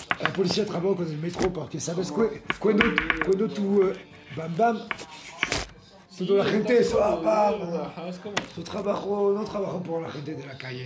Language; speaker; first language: Spanish; non-native, learner; French